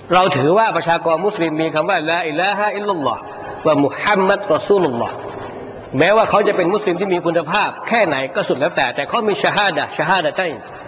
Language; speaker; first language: Thai; non-native, local second language; Pattani Malay